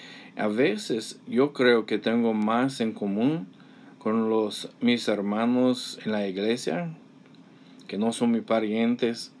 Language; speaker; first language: Spanish; non-native, fluent; English